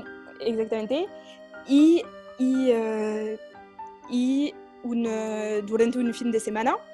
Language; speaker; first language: Spanish; non-native, fluent; French